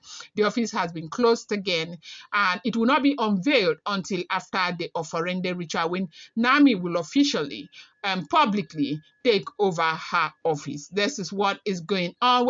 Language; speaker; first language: English; non-native, local second language; Yoruba